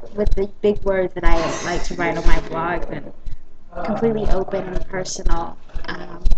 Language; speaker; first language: English; native; English